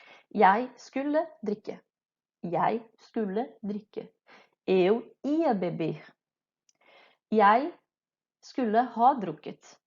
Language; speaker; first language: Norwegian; non-native, fluent; Portuguese